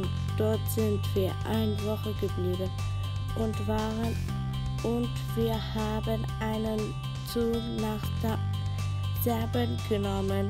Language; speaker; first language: German; early bilingual, other home language; Arabic